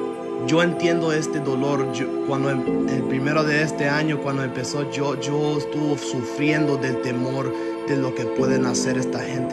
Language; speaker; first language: Spanish; early bilingual, heritage; Spanish